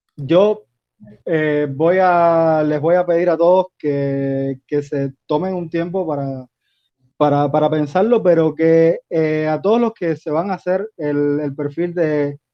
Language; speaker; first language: Spanish; native; Spanish